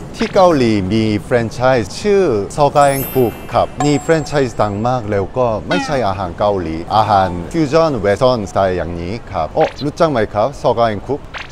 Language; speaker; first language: Thai; non-native, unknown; Korean